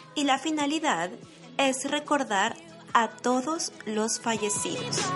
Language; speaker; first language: Spanish; native; Spanish